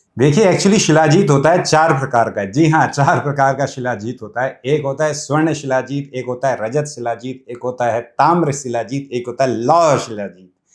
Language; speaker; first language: Hindi; native; Hindi